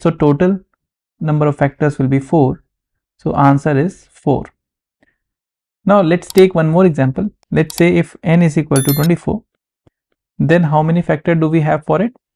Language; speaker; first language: English; non-native, local second language; Hindi